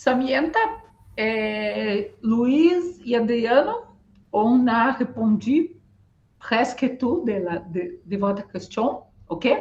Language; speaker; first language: French; non-native, learner; Portuguese